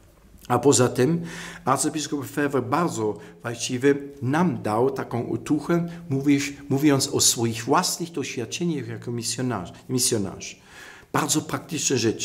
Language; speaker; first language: Polish; non-native, fluent; German